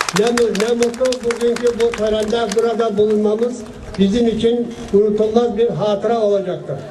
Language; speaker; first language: Turkish; early bilingual, heritage; Turkish